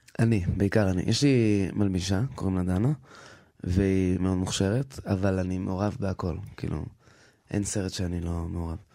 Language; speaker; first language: Hebrew; native; Hebrew